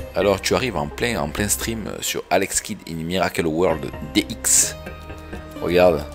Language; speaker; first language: French; native; French